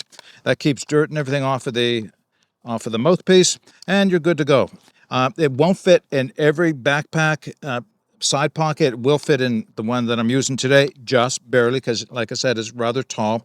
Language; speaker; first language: English; native; English